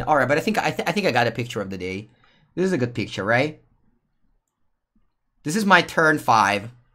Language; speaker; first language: English; non-native, fluent; Italian